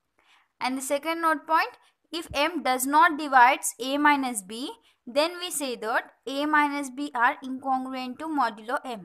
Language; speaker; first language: English; non-native, local second language; Telugu